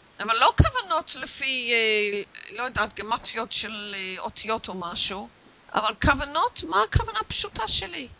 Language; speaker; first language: Hebrew; non-native, fluent; English